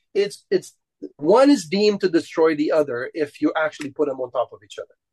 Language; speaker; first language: English; non-native, fluent; Romanian